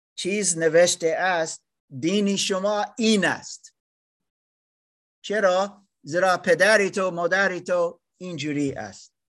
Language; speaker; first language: Persian; non-native, learner; German